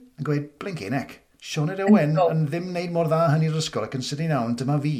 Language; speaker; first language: Welsh; native; Welsh